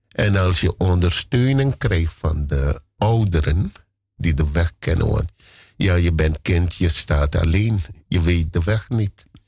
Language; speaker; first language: Dutch; native; Dutch